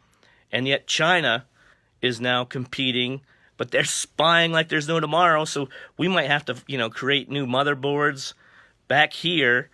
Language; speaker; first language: English; native; English